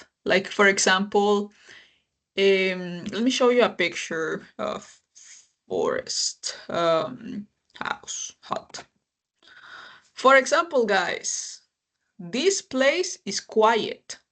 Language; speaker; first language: English; non-native, fluent; Spanish